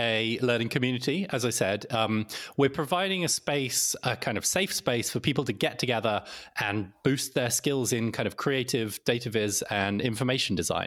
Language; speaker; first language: English; native; English